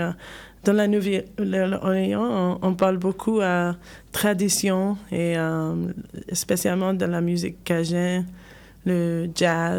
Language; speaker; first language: French; non-native, learner; English